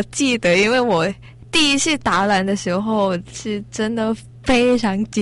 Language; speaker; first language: Chinese; non-native, learner; Thai